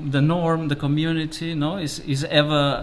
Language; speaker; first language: English; non-native, learner; Spanish